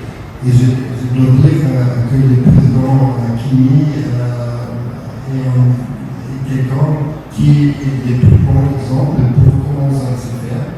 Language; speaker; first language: French; non-native, fluent; German